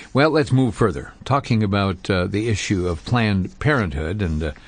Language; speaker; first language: English; native; English